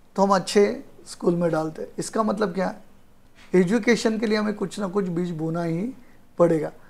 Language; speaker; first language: Hindi; non-native, local second language; Marathi